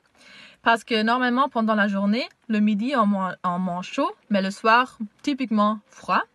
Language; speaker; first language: French; non-native, learner; German